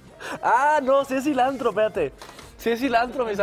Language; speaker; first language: Spanish; native; Spanish